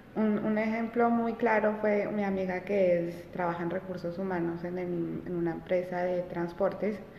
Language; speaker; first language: Spanish; early bilingual, heritage; Spanish